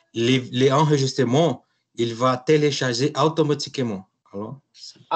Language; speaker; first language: French; non-native, learner; Portuguese